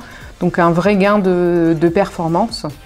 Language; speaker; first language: French; native; French